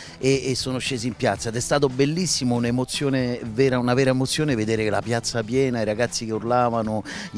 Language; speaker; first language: Italian; native; Italian